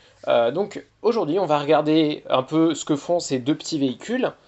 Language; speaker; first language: French; native; French